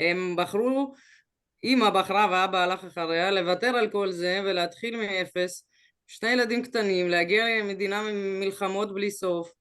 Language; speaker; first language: Hebrew; early bilingual, other home language; Russian